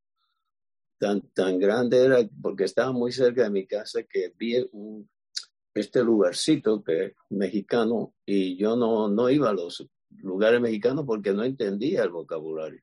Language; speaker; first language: Spanish; native; Spanish